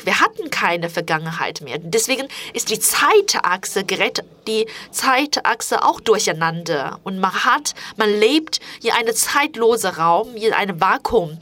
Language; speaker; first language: German; non-native, fluent; Chinese